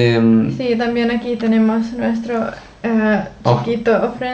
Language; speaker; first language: Spanish; non-native, learner; Finnish